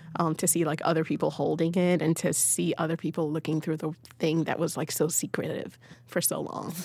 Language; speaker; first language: English; non-native, local second language; Yoruba